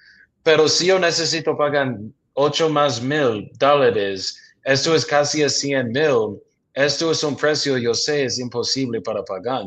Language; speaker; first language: Spanish; non-native, learner; English